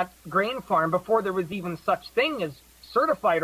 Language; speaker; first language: English; native; English